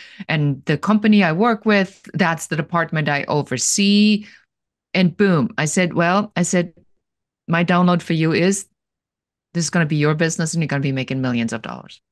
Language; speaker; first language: English; non-native, fluent; German